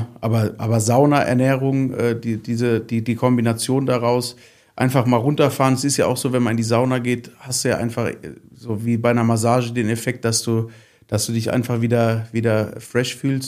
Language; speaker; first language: German; native; German